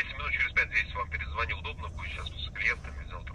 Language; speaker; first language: Russian; native; Russian